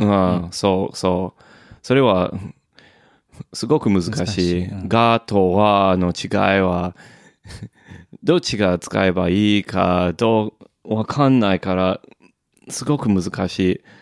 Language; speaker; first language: Japanese; non-native, learner; English